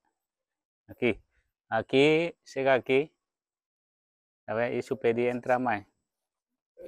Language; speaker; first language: Portuguese; non-native, learner; Vietnamese